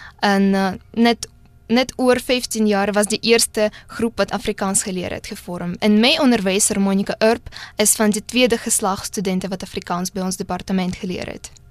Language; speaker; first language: Afrikaans; non-native, fluent; Russian